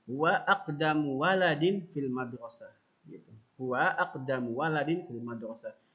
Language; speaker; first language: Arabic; non-native, fluent; Indonesian